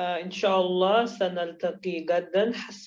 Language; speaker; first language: Arabic; non-native, fluent; Urdu